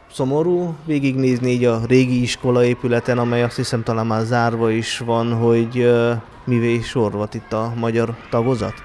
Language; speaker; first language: Hungarian; native; Hungarian